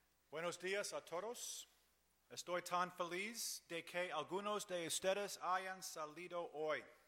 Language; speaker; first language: Spanish; non-native, learner; English